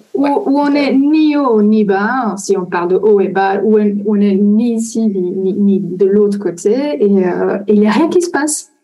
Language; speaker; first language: French; non-native, fluent; Italian